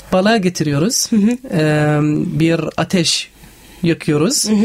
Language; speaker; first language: Turkish; non-native, learner; Arabic